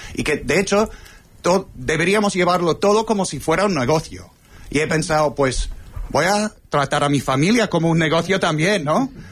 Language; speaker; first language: Spanish; non-native, fluent; English